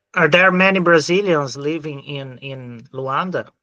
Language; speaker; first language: English; non-native, fluent; Portuguese